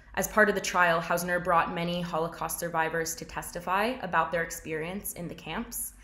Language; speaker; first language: English; native; English